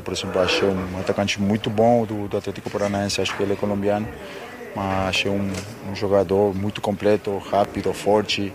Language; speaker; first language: Portuguese; non-native, fluent; Spanish